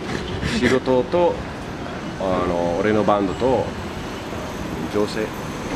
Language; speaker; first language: Japanese; non-native, learner; English